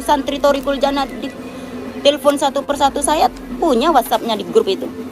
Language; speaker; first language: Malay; non-native, local second language; Javanese